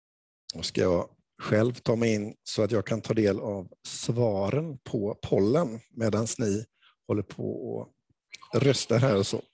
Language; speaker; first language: Swedish; native; Swedish